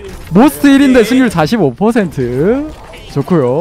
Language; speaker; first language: Korean; native; Korean